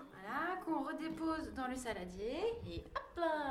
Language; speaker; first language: French; native; French